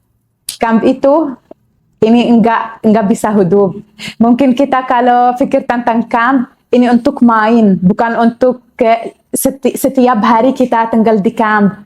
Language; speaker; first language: Indonesian; non-native, learner; Arabic